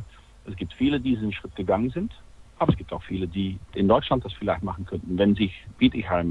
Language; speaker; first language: German; native; German